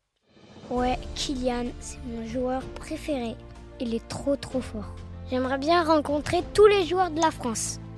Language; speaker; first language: French; native; French